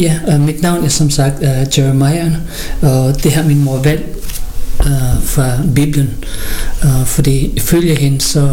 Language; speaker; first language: Danish; early bilingual, other home language; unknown